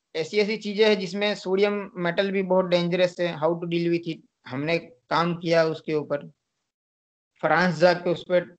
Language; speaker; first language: Hindi; non-native, local second language; Gujarati